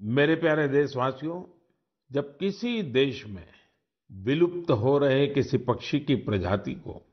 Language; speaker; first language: Hindi; non-native, local second language; Gujarati